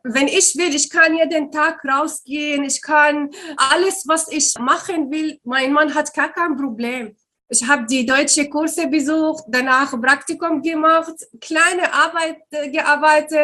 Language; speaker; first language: German; non-native, learner; Arabic